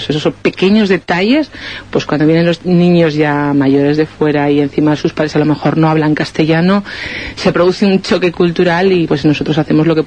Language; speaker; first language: Spanish; native; Spanish